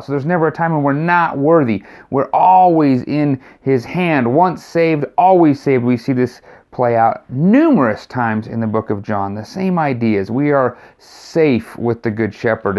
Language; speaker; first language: English; native; English